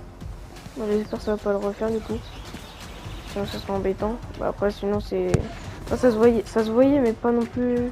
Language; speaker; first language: French; native; French